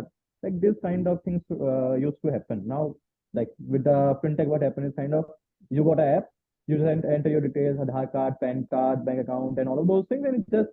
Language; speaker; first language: English; non-native, local second language; Hindi